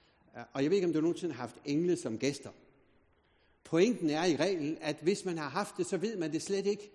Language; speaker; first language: Danish; native; Danish